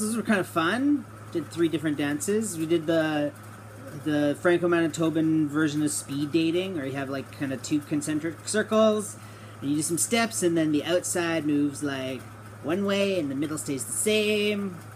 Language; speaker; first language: English; native; English